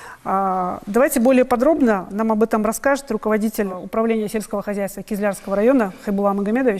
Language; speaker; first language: Russian; native; Russian